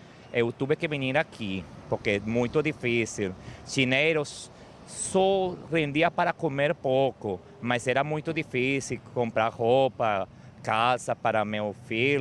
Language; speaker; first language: Portuguese; non-native, learner; Spanish